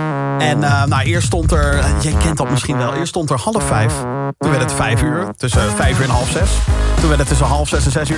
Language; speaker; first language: Dutch; native; Dutch